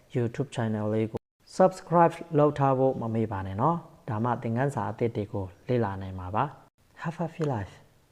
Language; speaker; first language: Burmese; native; Burmese